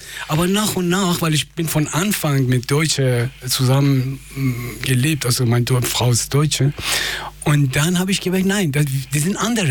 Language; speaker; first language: German; non-native, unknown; Persian